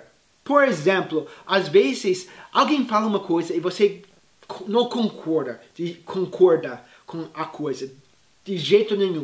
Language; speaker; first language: Portuguese; non-native, fluent; English